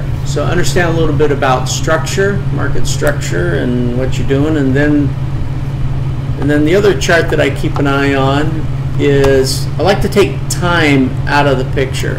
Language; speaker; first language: English; native; English